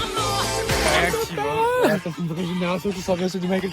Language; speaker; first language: French; native; French